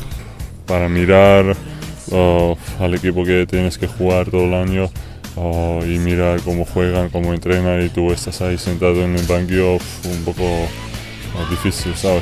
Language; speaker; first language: Spanish; non-native, fluent; Georgian